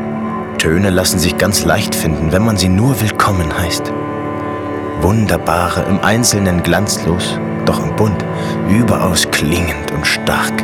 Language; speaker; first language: German; native; German